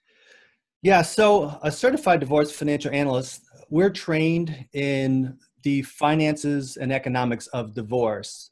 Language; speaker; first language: English; native; English